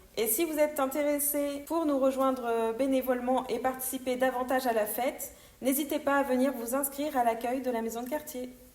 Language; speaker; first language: French; native; French